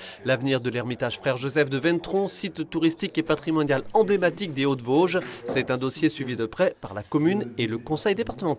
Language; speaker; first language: French; native; French